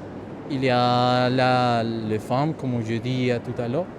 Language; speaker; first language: French; non-native, fluent; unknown